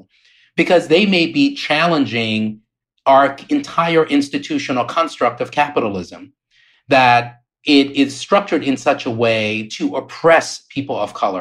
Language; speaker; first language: English; native; English